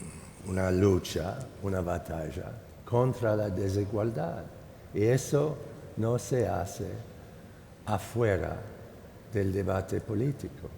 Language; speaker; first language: Spanish; non-native, fluent; English